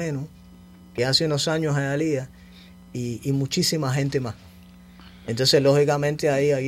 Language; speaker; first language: Spanish; native; Spanish